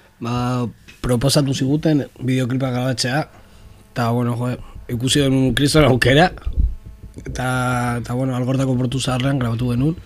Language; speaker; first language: Basque; native; Basque